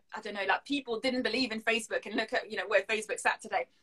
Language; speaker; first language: English; non-native, fluent; French